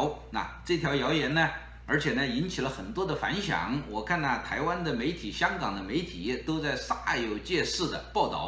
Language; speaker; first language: Chinese; native; Chinese